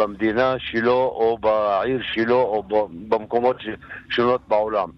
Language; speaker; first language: Hebrew; non-native, local second language; Arabic